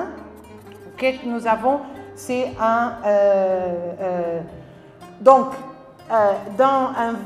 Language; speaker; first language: French; non-native, learner; Spanish